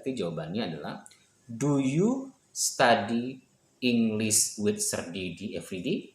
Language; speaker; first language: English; non-native, fluent; Indonesian